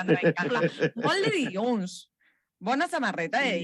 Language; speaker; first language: Catalan; non-native, local second language; Spanish